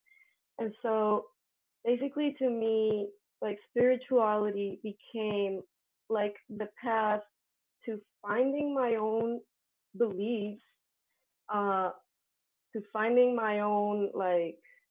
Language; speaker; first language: English; non-native, fluent; Spanish